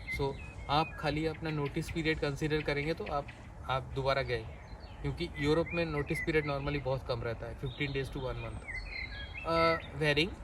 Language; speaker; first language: Hindi; non-native, local second language; Bangla